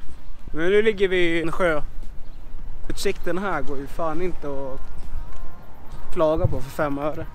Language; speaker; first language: Swedish; native; Swedish